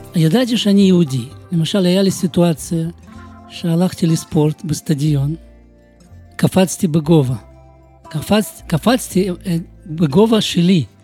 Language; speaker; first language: Hebrew; non-native, fluent; Romanian